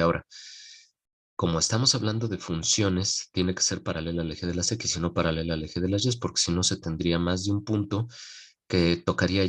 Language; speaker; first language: Spanish; native; Spanish